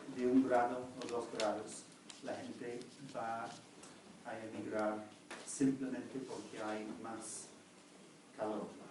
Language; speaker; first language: Spanish; non-native, fluent; English